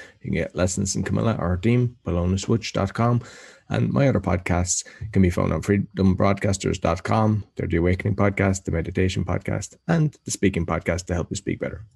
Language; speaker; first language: English; native; English